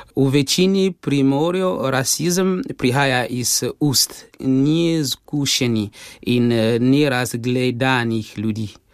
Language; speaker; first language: Slovenian; non-native, fluent; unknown